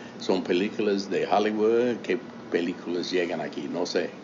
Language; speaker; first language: Spanish; non-native, fluent; English